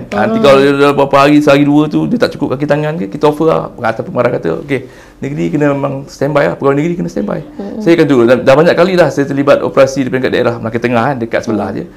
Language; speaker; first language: Malay; native; Malay